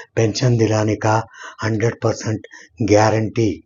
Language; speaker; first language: Hindi; non-native, local second language; Kannada